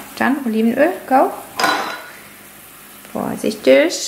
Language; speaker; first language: German; native; German